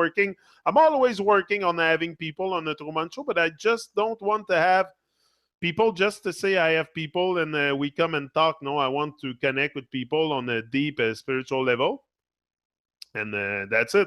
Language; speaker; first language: English; non-native, fluent; French